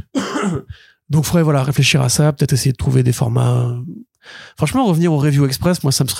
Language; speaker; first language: French; native; French